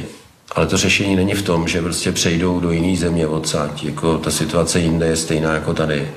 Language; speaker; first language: Czech; native; Czech